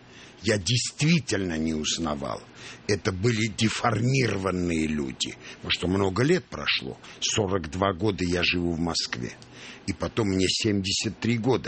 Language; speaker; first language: Russian; non-native, local second language; Armenian